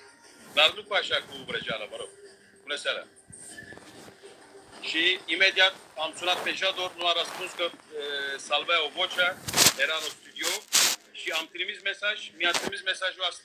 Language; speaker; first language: Romanian; non-native, fluent; Turkish